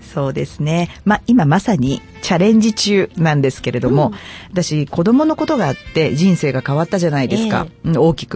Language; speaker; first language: Japanese; native; Japanese